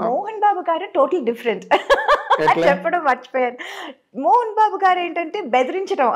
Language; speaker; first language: Telugu; non-native, local second language; Tamil